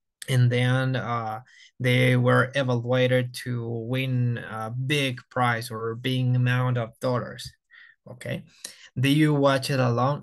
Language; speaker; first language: English; non-native, fluent; Spanish